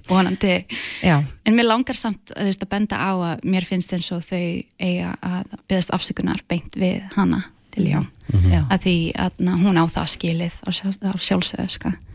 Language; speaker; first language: Icelandic; early bilingual, heritage; English